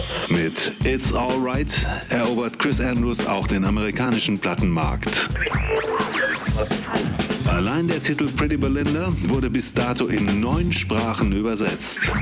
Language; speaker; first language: German; native; German